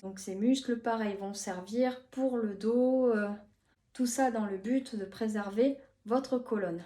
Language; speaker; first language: French; native; French